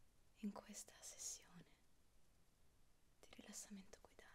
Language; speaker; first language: Italian; native; Italian